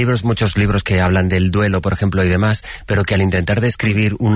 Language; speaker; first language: Spanish; native; Spanish